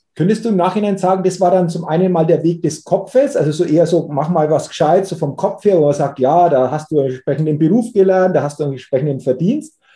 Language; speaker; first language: German; native; German